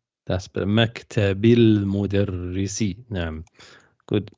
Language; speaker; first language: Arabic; non-native, fluent; English